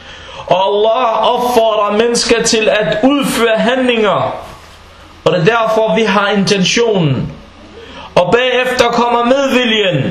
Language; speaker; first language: Danish; non-native, fluent; Arabic